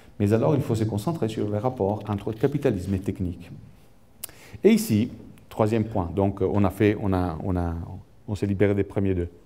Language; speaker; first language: French; non-native, fluent; Italian